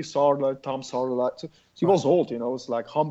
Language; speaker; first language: English; non-native, fluent; Dutch